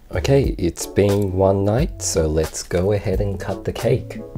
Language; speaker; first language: English; early bilingual, other home language; Japanese